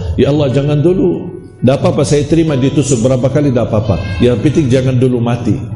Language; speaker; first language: Malay; non-native, fluent; Arabic